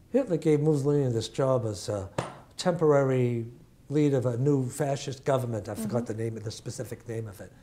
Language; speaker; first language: English; early bilingual, other home language; Italian